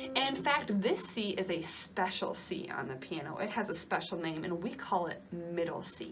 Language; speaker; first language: English; native; English